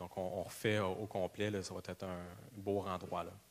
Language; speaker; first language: French; native; French